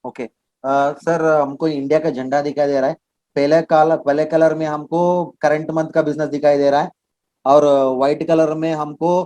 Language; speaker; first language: Hindi; non-native, local second language; Kannada